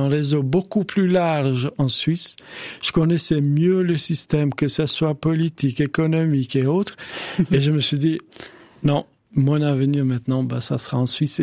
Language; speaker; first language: French; non-native, fluent; Albanian